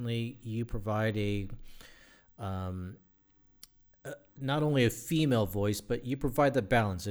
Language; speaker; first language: English; native; English